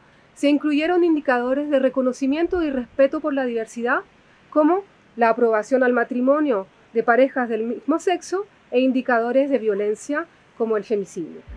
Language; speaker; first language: Spanish; native; Spanish